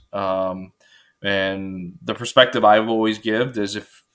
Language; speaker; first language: English; native; English